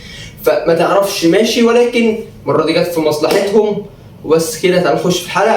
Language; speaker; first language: Arabic; native; Arabic